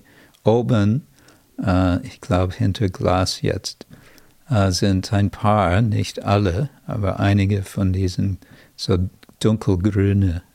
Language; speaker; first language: German; non-native, fluent; English